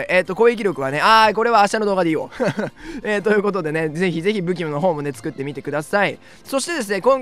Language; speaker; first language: Japanese; native; Japanese